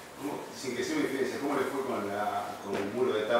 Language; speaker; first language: Spanish; native; Spanish